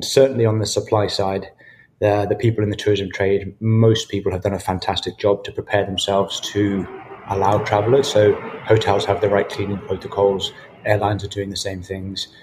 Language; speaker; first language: English; native; English